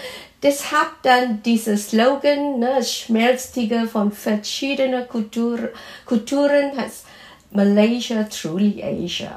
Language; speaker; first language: German; non-native, fluent; Malay